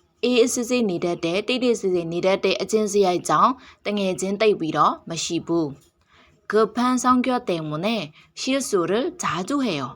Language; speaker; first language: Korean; non-native, fluent; Burmese